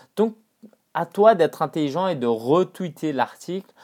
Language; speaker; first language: French; non-native, fluent; Chinese